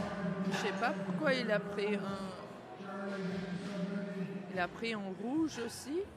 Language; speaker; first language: French; non-native, fluent; English